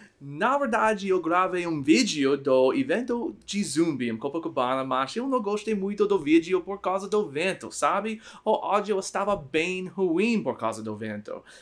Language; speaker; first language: Portuguese; non-native, learner; Dutch